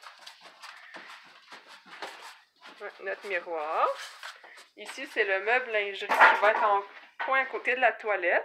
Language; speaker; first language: French; native; French